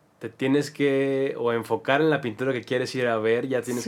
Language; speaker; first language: Spanish; native; Spanish